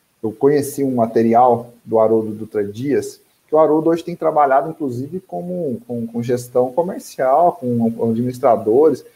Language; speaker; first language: Portuguese; native; Portuguese